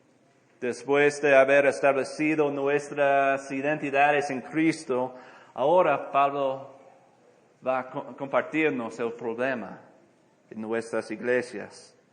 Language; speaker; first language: Spanish; non-native, fluent; English